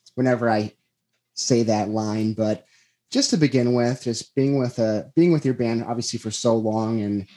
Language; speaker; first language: English; native; English